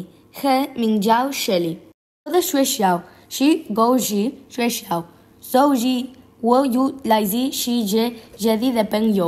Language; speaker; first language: Chinese; non-native, learner; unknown